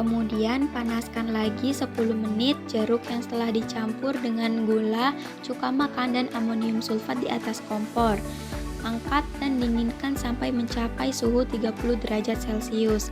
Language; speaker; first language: Indonesian; native; Indonesian